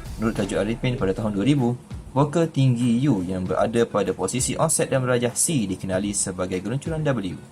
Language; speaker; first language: Malay; native; Malay